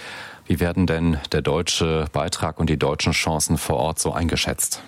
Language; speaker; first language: German; native; German